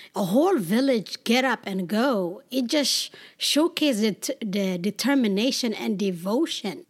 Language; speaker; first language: English; non-native, fluent; Amharic